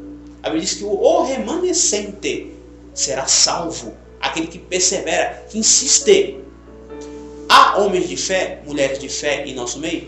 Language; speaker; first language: Portuguese; native; Portuguese